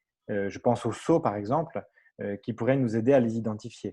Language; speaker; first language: French; native; French